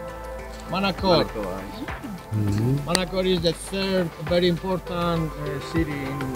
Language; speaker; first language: English; non-native, learner; Spanish